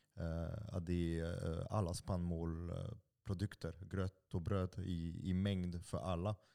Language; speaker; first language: Swedish; non-native, fluent; French